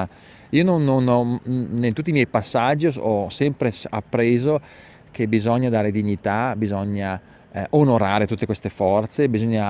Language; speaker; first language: Italian; native; Italian